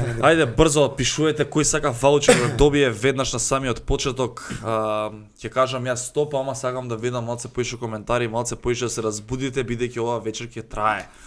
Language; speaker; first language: Macedonian; native; Macedonian